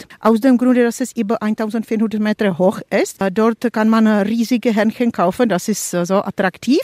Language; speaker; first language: German; non-native, fluent; Czech